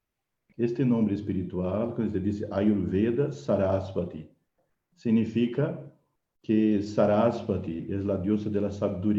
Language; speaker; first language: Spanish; non-native, fluent; Portuguese